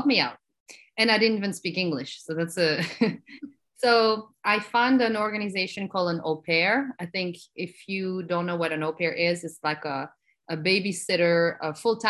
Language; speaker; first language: English; non-native, fluent; Arabic